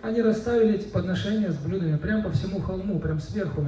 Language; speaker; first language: Russian; native; Russian